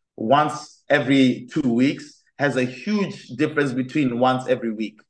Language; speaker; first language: English; non-native, local second language; Tswana